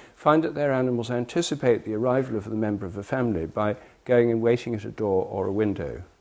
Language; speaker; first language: English; native; English